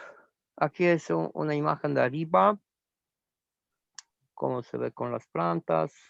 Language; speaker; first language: Spanish; non-native, fluent; Romanian